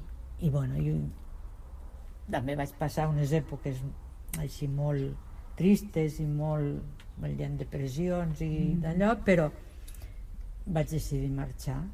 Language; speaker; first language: Catalan; non-native, local second language; Spanish